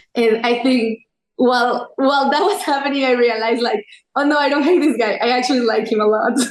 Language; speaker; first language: English; non-native, fluent; Spanish